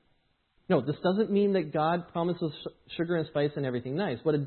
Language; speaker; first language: English; native; English